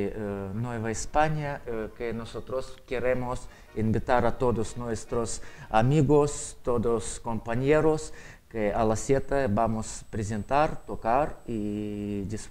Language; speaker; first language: Spanish; non-native, learner; Russian